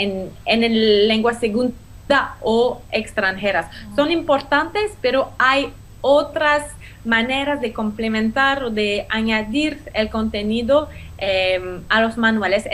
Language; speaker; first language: Spanish; non-native, fluent; French